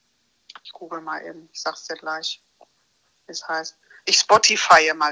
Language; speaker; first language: German; native; German